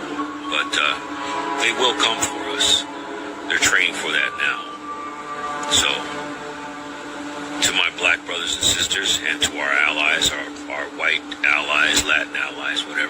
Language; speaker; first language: English; native; English